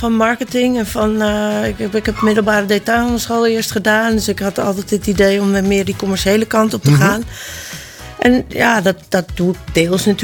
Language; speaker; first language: Dutch; native; Dutch